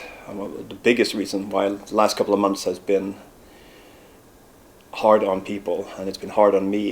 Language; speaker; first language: English; non-native, fluent; Swedish